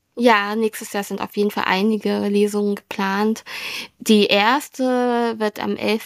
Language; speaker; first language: German; early bilingual, other home language; Vietnamese